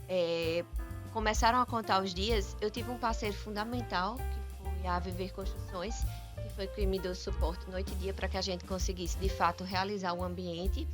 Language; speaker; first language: Portuguese; native; Portuguese